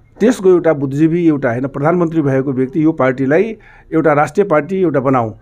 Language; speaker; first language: Nepali; non-native, local second language; Maithili